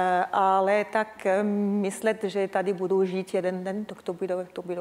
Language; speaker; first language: Czech; non-native, learner; French